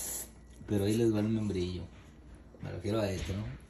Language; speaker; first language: Spanish; native; Spanish